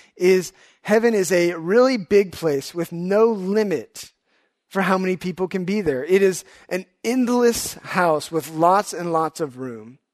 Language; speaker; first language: English; native; English